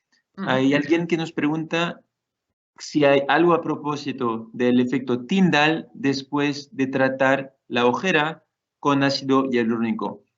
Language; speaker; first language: Spanish; non-native, fluent; Portuguese